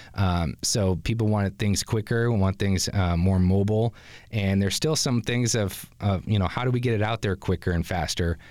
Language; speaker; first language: English; native; English